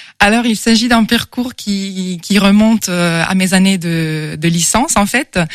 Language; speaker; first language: French; non-native, fluent; Italian